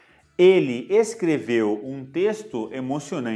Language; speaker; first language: Portuguese; non-native, fluent; Arabic